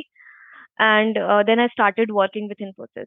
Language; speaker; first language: English; non-native, local second language; Hindi